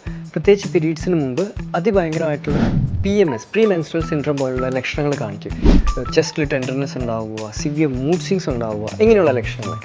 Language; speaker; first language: Malayalam; native; Malayalam